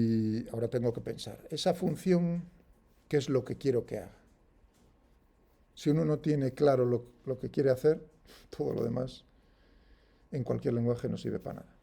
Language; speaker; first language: Spanish; native; Spanish